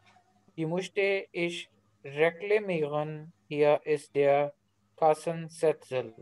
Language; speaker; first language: German; non-native, learner; Urdu